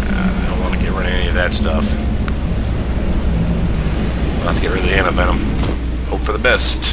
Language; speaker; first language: English; native; English